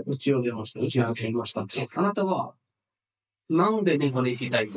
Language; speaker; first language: Japanese; non-native, fluent; Bangla